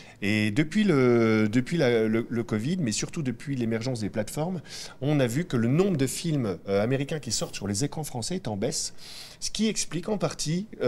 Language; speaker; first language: French; native; French